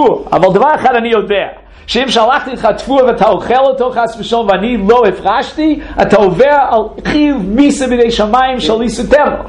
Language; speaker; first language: Hebrew; non-native, fluent; English